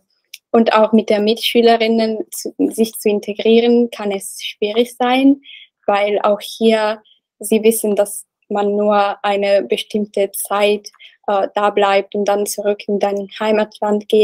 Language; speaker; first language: German; non-native, learner; Italian